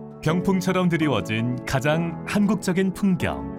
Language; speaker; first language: Korean; native; Korean